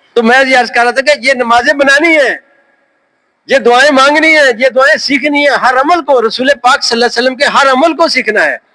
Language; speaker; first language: Urdu; native; Urdu